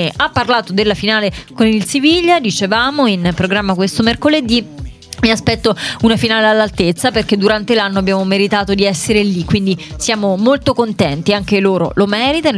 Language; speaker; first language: Italian; native; Italian